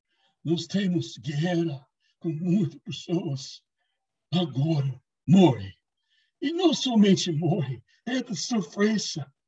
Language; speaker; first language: Portuguese; non-native, learner; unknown